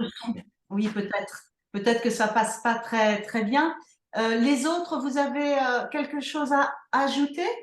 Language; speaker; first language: French; native; French